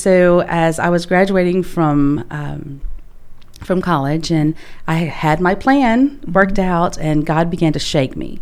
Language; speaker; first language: English; native; English